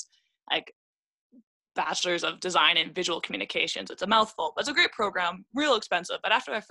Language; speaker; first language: English; native; English